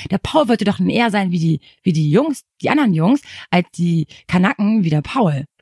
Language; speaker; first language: German; native; German